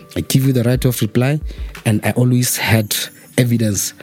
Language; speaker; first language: English; non-native, local second language; Tswana